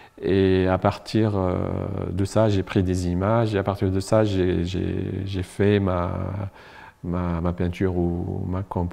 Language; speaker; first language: French; non-native, local second language; Arabic